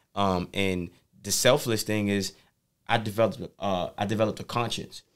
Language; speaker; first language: English; native; English